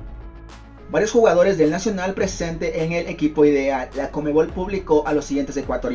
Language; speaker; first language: Spanish; native; Spanish